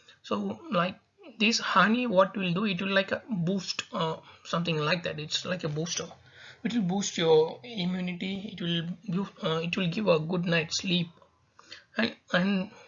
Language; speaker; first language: English; non-native, local second language; Tamil